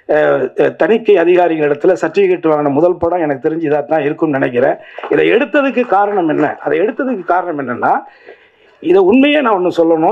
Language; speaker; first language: Tamil; native; Tamil